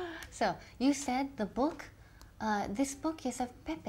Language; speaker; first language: English; native; English